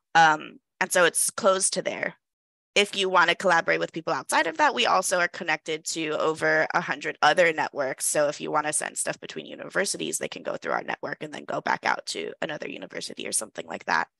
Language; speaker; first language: English; native; English